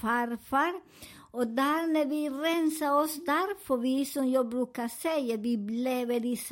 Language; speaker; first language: Swedish; non-native, learner; Spanish